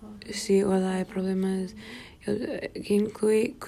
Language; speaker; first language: Spanish; non-native, learner; Portuguese